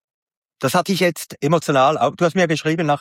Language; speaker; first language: German; native; German